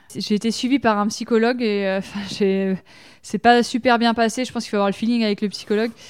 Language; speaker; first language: French; native; French